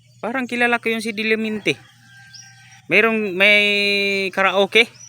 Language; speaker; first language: Filipino; non-native, local second language; Cebuano